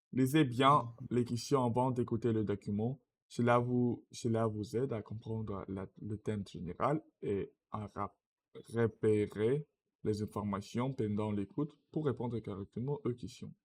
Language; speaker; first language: French; non-native, learner; Russian